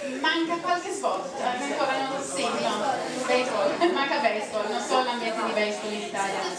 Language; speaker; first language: Italian; non-native, fluent; English